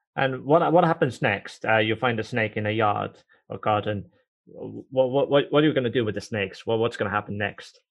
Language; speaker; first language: English; non-native, fluent; Estonian